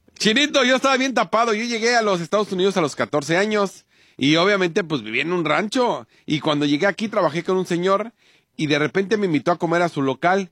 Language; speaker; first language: Spanish; native; Spanish